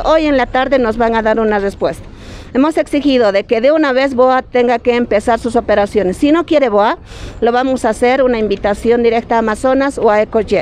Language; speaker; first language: Spanish; native; Spanish